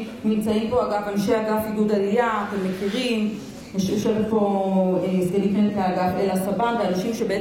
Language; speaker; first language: Hebrew; native; Hebrew